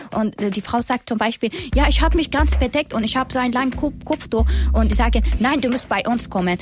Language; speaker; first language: German; non-native, learner; Persian